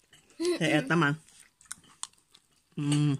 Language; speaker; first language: Swedish; non-native, learner; Thai